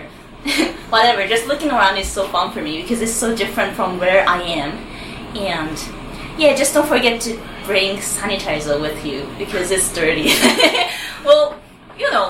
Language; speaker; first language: English; non-native, learner; Japanese